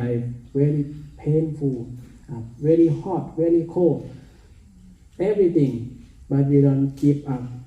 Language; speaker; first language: English; non-native, learner; Thai